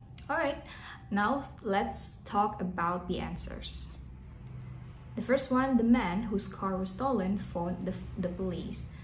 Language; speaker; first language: English; non-native, fluent; Indonesian